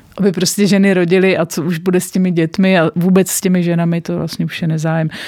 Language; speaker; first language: Czech; native; Czech